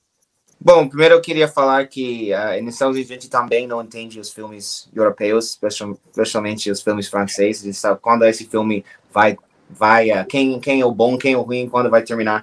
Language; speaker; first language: Portuguese; non-native, fluent; English